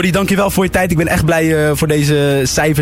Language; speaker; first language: Dutch; native; Dutch